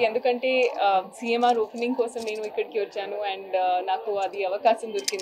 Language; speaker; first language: Telugu; non-native, fluent; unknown